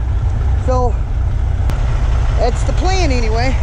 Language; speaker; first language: English; native; English